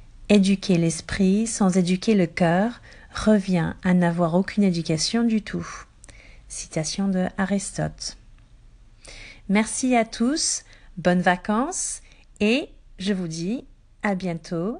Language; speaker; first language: French; native; French